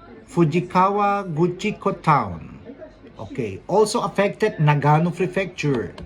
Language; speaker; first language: English; non-native, local second language; Filipino